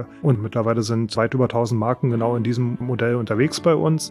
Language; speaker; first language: German; native; German